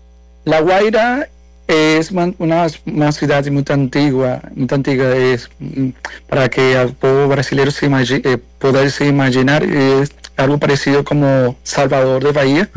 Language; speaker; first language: Portuguese; non-native, learner; Spanish